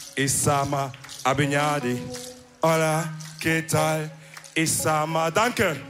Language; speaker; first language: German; early bilingual, other home language; Wolof